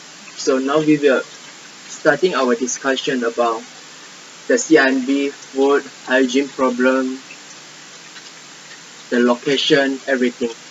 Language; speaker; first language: English; non-native, local second language; Malay